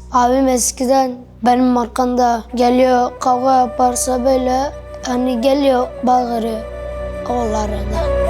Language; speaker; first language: Turkish; early bilingual, other home language; Arabic